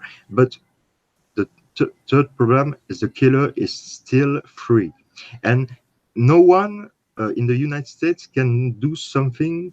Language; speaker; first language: English; non-native, learner; French